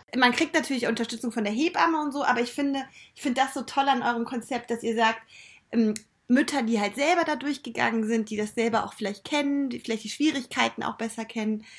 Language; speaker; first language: German; native; German